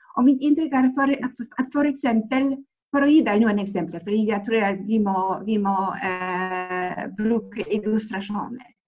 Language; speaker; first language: Norwegian; non-native, fluent; Polish